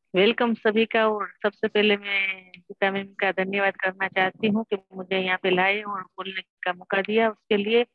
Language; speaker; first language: Hindi; non-native, local second language; Gujarati